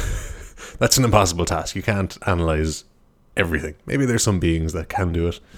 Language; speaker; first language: English; native; English